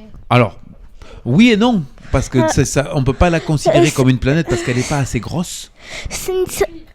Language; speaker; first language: French; native; French